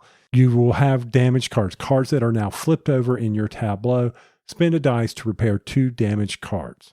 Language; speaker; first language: English; native; English